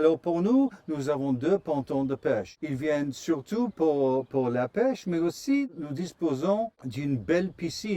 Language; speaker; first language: French; non-native, fluent; English